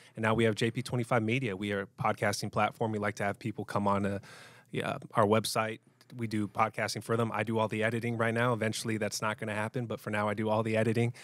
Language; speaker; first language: English; native; English